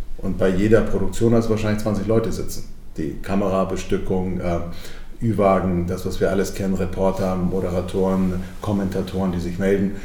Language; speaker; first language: German; early bilingual, other home language; Croatian